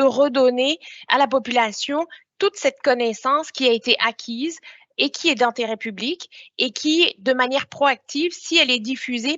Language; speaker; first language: French; native; French